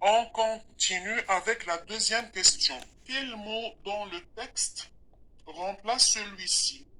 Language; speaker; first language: French; non-native, local second language; Arabic